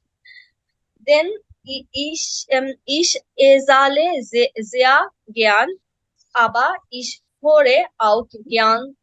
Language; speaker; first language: German; non-native, learner; Bangla